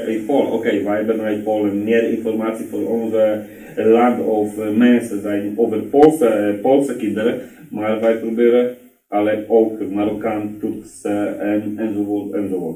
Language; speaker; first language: Dutch; non-native, learner; Polish